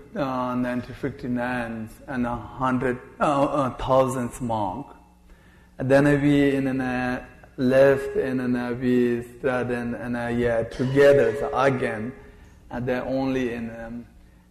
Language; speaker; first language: English; non-native, learner; Chinese